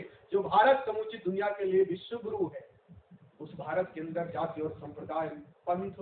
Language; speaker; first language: Hindi; native; Hindi